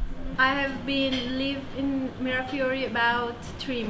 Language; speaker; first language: English; non-native, learner; Persian